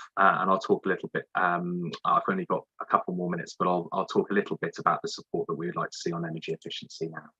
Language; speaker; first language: English; native; English